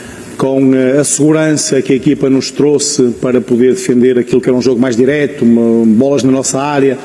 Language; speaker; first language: Portuguese; native; Portuguese